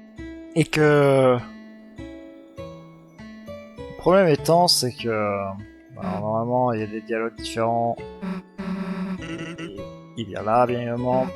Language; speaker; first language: French; native; French